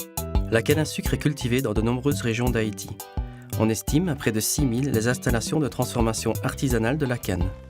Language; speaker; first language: French; native; French